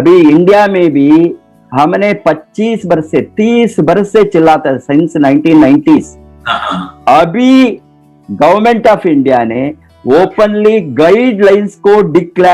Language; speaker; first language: Hindi; non-native, local second language; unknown